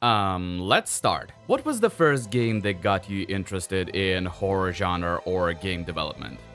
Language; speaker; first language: English; non-native, fluent; Russian